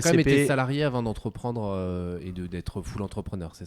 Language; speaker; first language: French; native; French